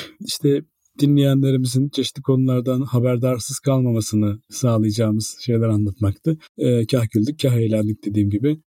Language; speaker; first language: Turkish; native; Turkish